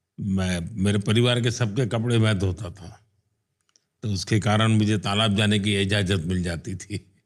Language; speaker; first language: Hindi; non-native, local second language; Gujarati